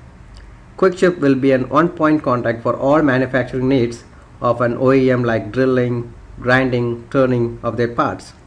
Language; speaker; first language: English; non-native, local second language; Tamil